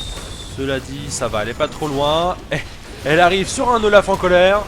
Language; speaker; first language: French; native; French